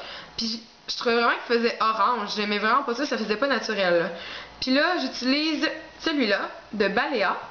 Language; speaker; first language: French; native; French